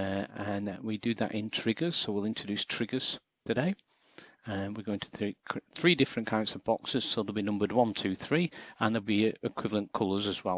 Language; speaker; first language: English; native; English